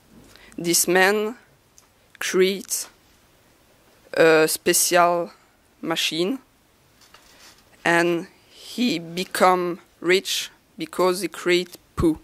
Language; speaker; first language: English; non-native, learner; French